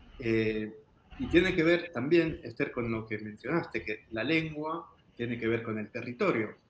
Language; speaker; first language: Spanish; non-native, fluent; French